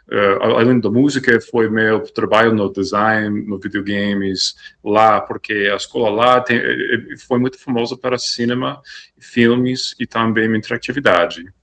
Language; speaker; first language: Portuguese; non-native, fluent; English